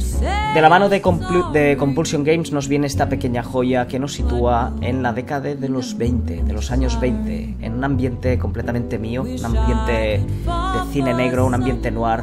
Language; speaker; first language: Spanish; native; Spanish